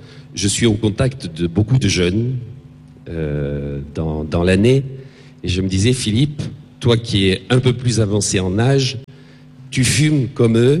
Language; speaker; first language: French; native; French